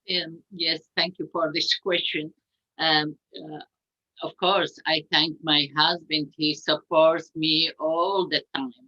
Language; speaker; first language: English; non-native, learner; Arabic